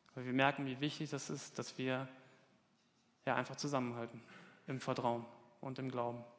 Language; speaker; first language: German; native; German